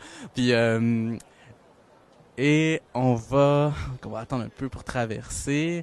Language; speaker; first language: French; native; French